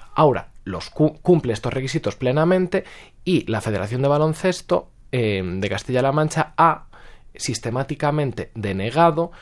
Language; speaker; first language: Spanish; native; Spanish